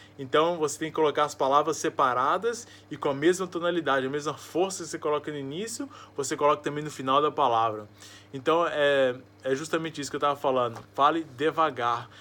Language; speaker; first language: Portuguese; native; Portuguese